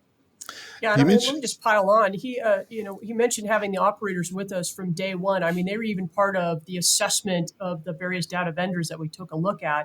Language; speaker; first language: English; native; English